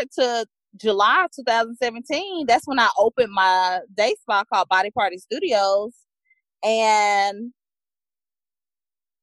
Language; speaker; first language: English; native; English